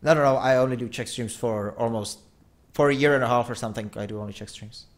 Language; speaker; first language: English; non-native, fluent; Czech